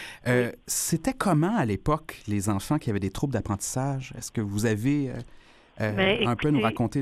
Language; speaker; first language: French; native; French